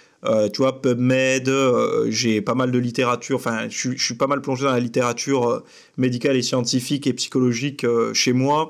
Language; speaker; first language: French; native; French